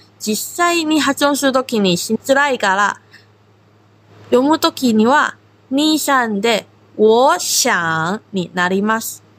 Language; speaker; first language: Japanese; non-native, fluent; Korean